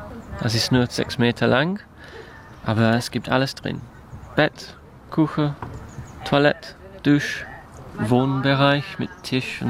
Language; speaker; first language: German; non-native, learner; English